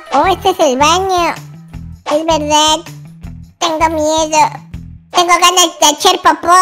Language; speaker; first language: Spanish; native; Spanish